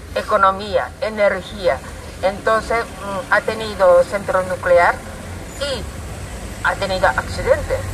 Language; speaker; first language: Spanish; non-native, learner; Japanese